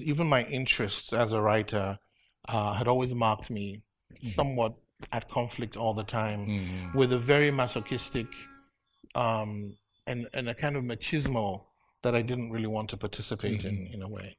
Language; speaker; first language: English; native; English